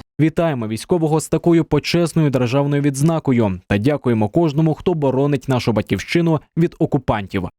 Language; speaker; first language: Ukrainian; native; Ukrainian